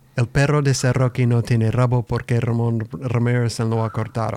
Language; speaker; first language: Spanish; non-native, learner; English